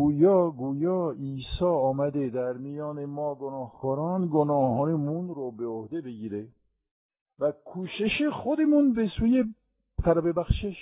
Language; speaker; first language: Persian; non-native, fluent; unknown